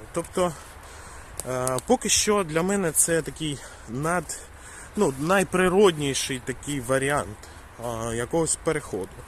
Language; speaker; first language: Ukrainian; non-native, local second language; Russian